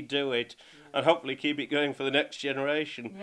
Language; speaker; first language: English; native; English